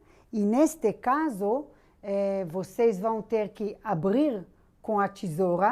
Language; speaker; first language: Portuguese; non-native, fluent; Hebrew